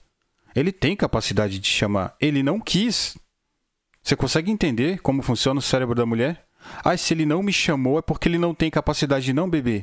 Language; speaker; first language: Portuguese; native; Portuguese